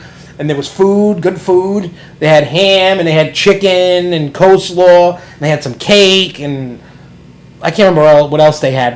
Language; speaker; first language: English; native; English